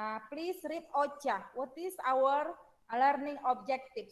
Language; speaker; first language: English; non-native, learner; Indonesian